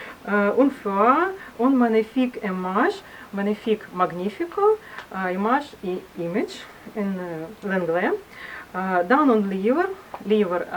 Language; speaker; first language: French; non-native, learner; Russian